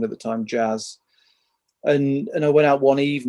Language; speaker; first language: English; native; English